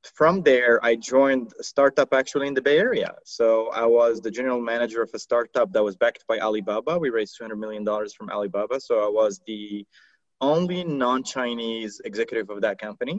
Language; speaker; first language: English; non-native, fluent; Arabic